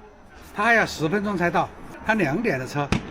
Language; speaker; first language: Chinese; native; Chinese